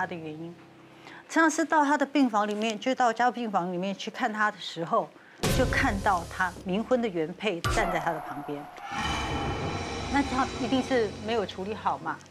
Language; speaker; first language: Chinese; native; Chinese